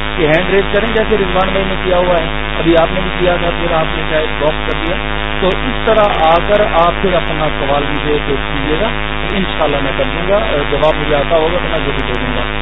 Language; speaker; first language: Urdu; native; Urdu